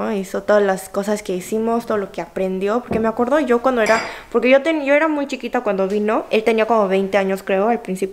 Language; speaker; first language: Spanish; early bilingual, other home language; Korean